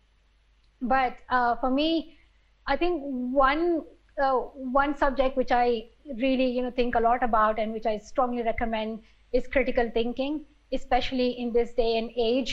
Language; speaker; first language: English; non-native, local second language; Pashto